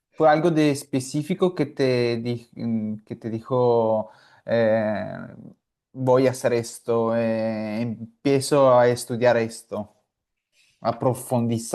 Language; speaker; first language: Spanish; non-native, fluent; Italian